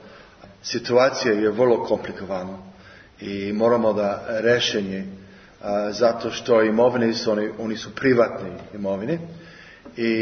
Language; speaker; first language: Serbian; non-native, learner; English